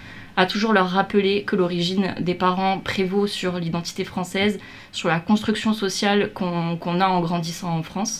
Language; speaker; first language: French; native; French